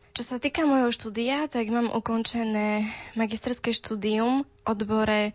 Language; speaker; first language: Slovak; non-native, local second language; Romany